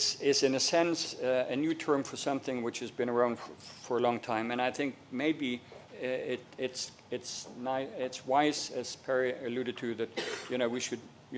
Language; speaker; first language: English; non-native, fluent; Norwegian